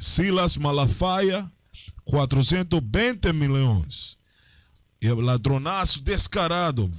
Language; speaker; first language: Portuguese; non-native, learner; Spanish